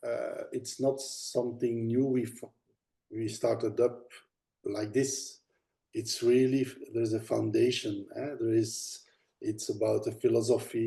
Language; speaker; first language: English; non-native, fluent; Dutch